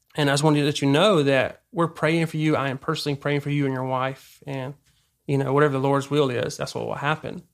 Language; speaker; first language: English; native; English